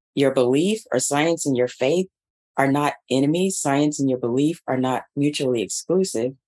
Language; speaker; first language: English; native; English